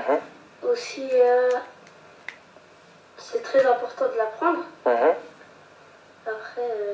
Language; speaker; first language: French; early bilingual, other home language; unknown